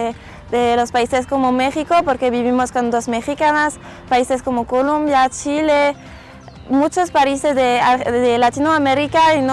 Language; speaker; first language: Spanish; non-native, fluent; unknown